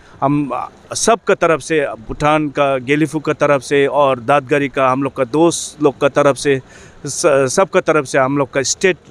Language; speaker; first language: Hindi; non-native, learner; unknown